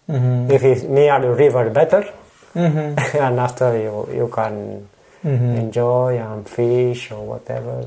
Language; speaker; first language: English; non-native, learner; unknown